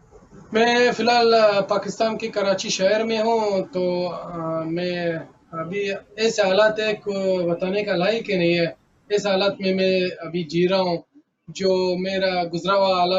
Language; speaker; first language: Hindi; early bilingual, other home language; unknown